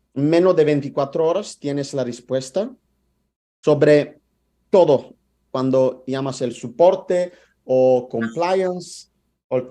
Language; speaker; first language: Spanish; non-native, fluent; Italian